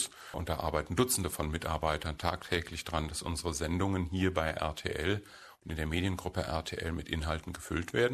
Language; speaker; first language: German; native; German